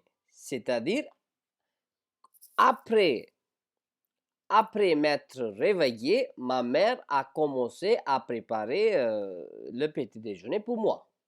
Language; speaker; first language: French; non-native, fluent; Hindi